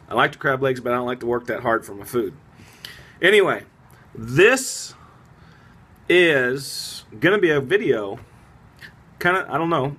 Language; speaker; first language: English; native; English